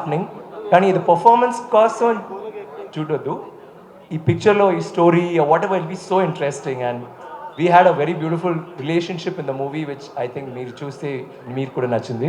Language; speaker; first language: Telugu; non-native, local second language; Tamil